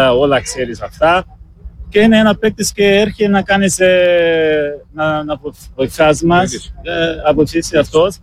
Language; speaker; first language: Greek; non-native, learner; Portuguese